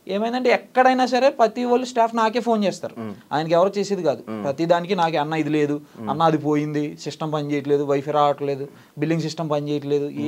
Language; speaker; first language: Telugu; native; Telugu